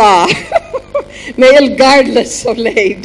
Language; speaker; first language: French; non-native, learner; German